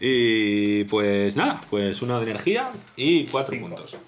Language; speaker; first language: Spanish; native; Spanish